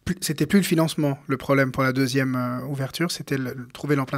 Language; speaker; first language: French; native; French